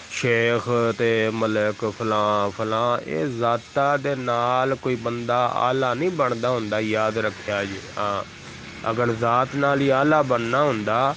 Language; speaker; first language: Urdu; non-native, local second language; Punjabi